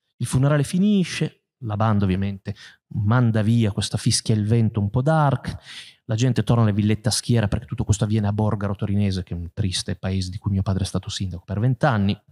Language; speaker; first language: Italian; native; Italian